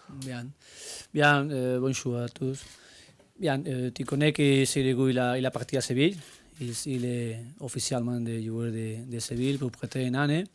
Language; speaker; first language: French; non-native, learner; Spanish